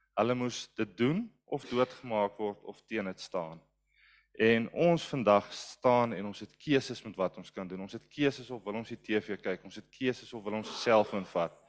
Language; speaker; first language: Afrikaans; non-native, local second language; English